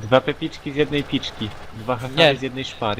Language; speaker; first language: Polish; native; Polish